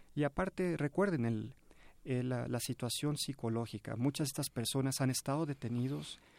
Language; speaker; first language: Spanish; early bilingual, heritage; Spanish